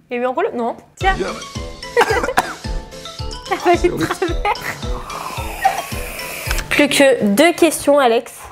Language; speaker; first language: French; native; French